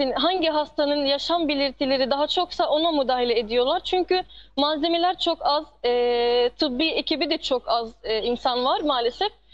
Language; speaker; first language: Turkish; non-native, fluent; Arabic